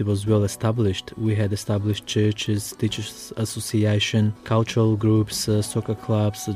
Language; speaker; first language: English; non-native, fluent; Macedonian